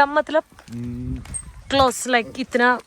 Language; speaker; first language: Hindi; non-native, learner; Malayalam